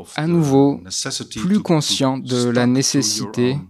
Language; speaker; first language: French; non-native, fluent; Dutch